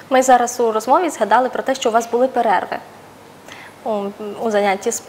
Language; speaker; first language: Ukrainian; native; Ukrainian